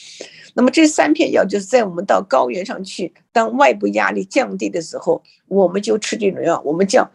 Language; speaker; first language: Chinese; native; Chinese